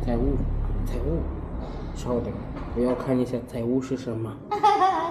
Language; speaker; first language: Chinese; non-native, learner; Shona